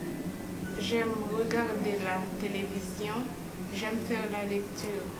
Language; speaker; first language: French; non-native, local second language; Haitian Creole